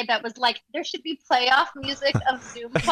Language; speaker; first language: English; native; English